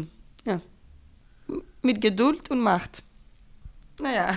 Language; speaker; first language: German; non-native, fluent; Greek